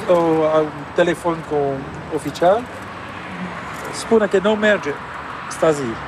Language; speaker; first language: Romanian; non-native, learner; French